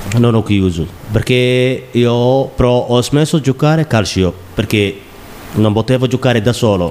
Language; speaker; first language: Italian; non-native, learner; Somali